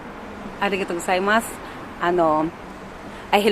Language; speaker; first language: Japanese; non-native, learner; Filipino